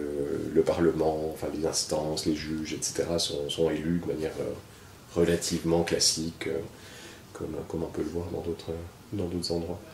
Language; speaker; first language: French; native; French